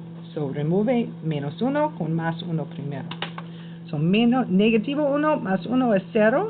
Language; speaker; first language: Spanish; non-native, learner; English